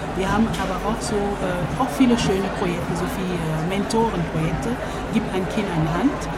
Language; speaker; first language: German; non-native, fluent; French